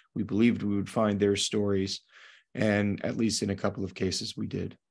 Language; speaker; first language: English; native; English